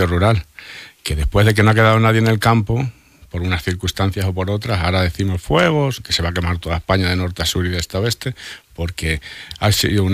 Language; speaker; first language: Spanish; native; Spanish